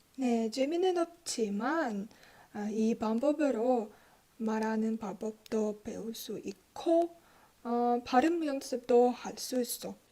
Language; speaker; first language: Korean; non-native, learner; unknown